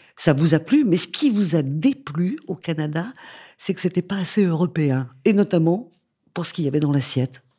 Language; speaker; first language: French; native; French